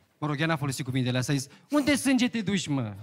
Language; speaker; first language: Romanian; native; Romanian